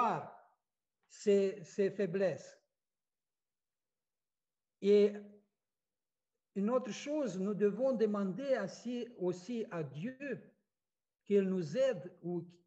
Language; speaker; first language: French; non-native, fluent; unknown